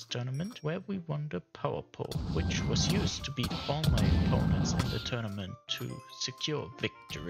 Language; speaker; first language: English; non-native, fluent; German